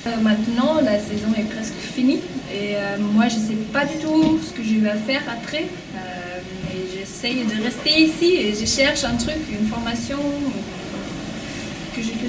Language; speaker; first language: French; non-native, fluent; German